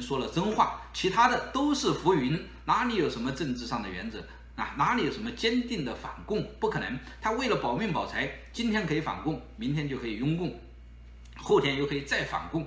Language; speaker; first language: Chinese; native; Chinese